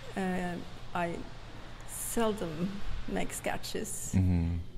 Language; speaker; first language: English; non-native, fluent; Norwegian